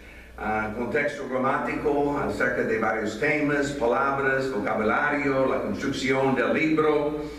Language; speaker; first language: Spanish; non-native, fluent; English